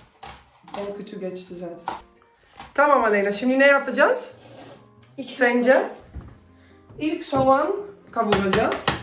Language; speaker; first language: Turkish; early bilingual, heritage; Turkish